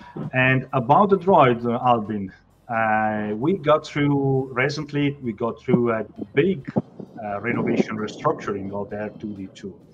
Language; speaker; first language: English; non-native, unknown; Italian